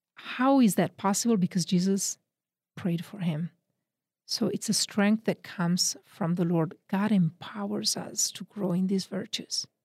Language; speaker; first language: English; non-native, fluent; Italian